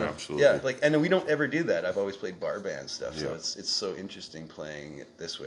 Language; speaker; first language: English; native; English